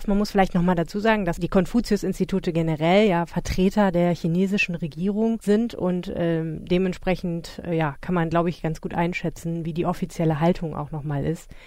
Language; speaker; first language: German; native; German